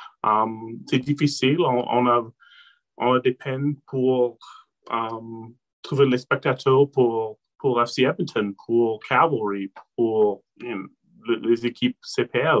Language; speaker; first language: French; non-native, local second language; English